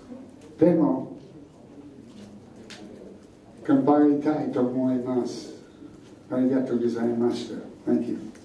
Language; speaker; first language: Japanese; non-native, learner; English